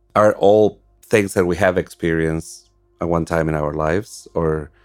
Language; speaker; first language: English; non-native, fluent; Spanish